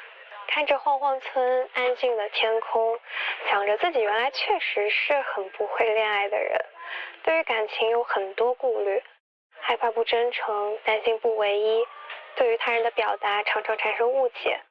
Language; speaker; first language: Chinese; native; Chinese